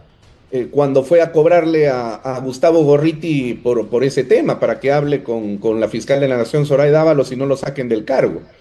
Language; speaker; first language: Spanish; native; Spanish